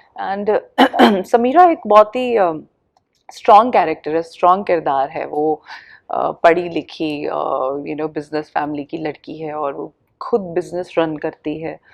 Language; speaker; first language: Hindi; non-native, local second language; Punjabi